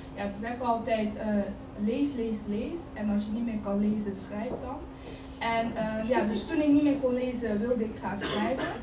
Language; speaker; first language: Dutch; early bilingual, other home language; Kinyarwanda